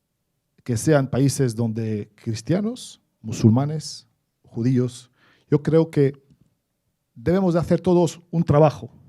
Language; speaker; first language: Spanish; non-native, fluent; Arabic